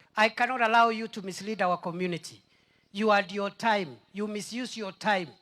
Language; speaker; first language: English; non-native, local second language; Swahili